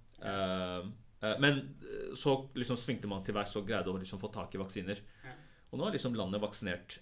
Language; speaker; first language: Norwegian; early bilingual, other home language; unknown